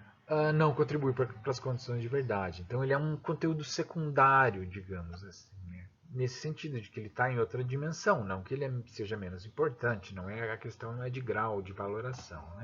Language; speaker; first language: Portuguese; native; Portuguese